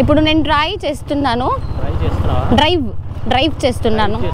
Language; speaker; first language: Telugu; non-native, learner; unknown